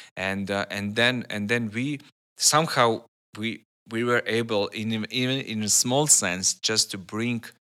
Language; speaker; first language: English; non-native, learner; Serbian